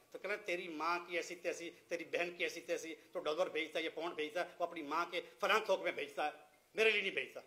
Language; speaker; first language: Urdu; non-native, local second language; Punjabi